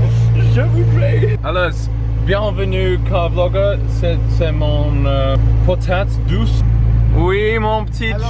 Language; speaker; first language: French; non-native, learner; English